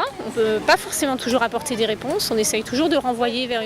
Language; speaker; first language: French; native; French